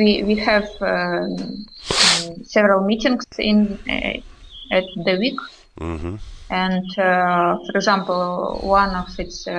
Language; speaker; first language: English; non-native, learner; Russian